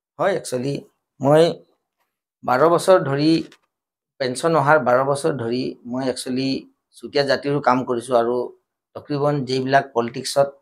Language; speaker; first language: Assamese; native; Assamese